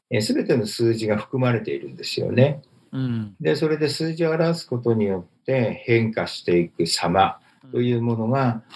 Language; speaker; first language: Japanese; native; Japanese